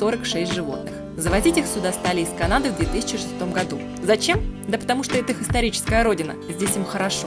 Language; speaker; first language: Russian; native; Russian